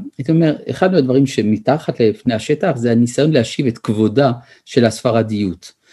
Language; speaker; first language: Hebrew; early bilingual, other home language; French